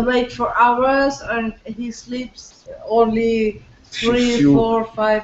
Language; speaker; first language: English; non-native, learner; French